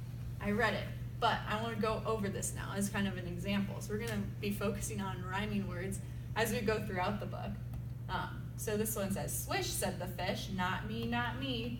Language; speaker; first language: English; native; English